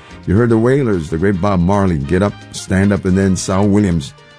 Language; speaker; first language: English; non-native, local second language; Spanish